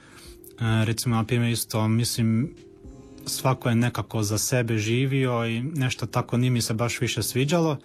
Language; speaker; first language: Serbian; early bilingual, heritage; Croatian